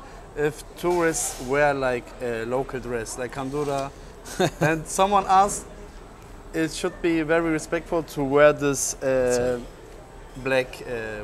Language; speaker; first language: English; non-native, learner; German